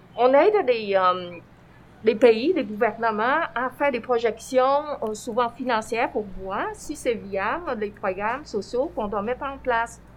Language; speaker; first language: French; non-native, fluent; Vietnamese